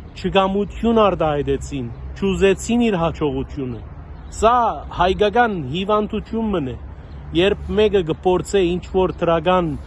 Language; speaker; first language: Armenian; early bilingual, heritage; Armenian